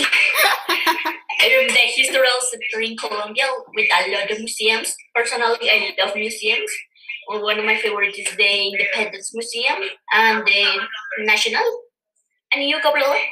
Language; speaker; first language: English; non-native, learner; Spanish